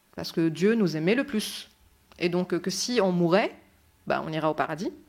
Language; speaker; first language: French; non-native, local second language; Arabic